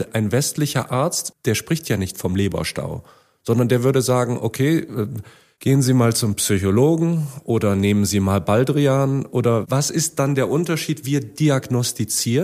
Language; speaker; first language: German; native; German